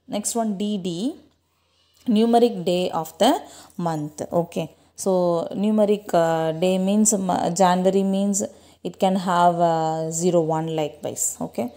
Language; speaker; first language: English; non-native, local second language; Tamil